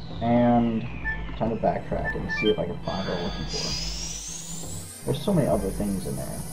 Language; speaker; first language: English; native; English